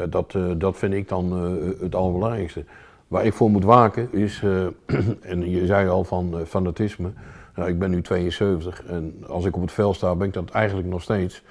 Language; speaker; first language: Dutch; native; Dutch